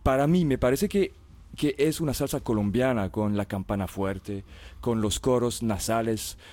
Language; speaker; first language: Spanish; non-native, fluent; French